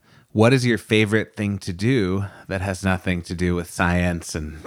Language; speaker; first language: English; native; English